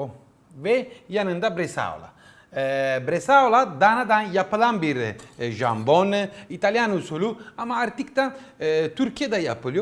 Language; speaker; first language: Turkish; non-native, learner; Italian